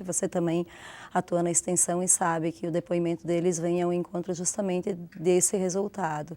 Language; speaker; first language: Portuguese; native; Portuguese